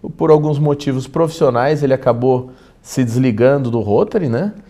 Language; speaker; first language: Portuguese; native; Portuguese